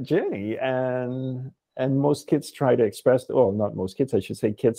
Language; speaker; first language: English; non-native, local second language; Tamil